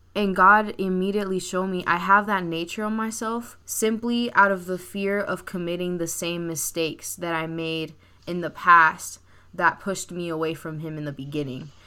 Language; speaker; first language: English; early bilingual, other home language; Spanish